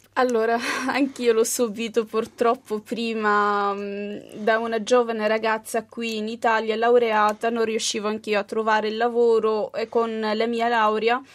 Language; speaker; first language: Italian; early bilingual, other home language; Arabic